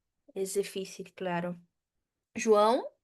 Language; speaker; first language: Spanish; non-native, fluent; Portuguese